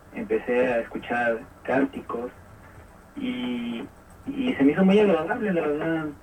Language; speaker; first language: Spanish; native; Spanish